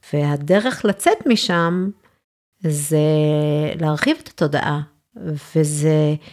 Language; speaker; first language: Hebrew; early bilingual, other home language; English